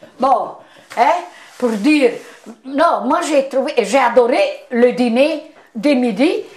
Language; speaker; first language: French; non-native, fluent; Italian